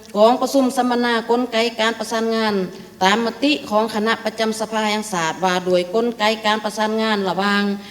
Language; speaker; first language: Lao; native; Lao